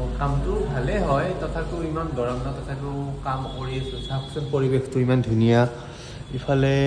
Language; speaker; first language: Assamese; native; Assamese